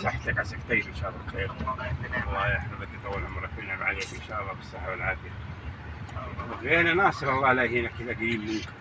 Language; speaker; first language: Arabic; native; Arabic